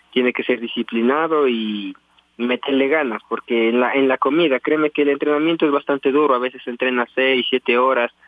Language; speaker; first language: Spanish; native; Spanish